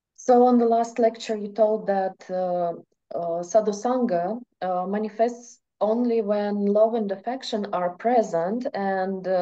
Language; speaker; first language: English; non-native, fluent; Russian